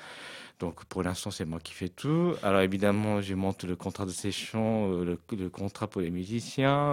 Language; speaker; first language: French; non-native, fluent; Japanese